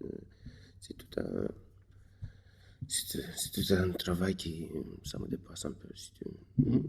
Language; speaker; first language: French; non-native, fluent; Romanian